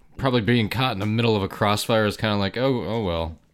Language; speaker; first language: English; early bilingual, other home language; German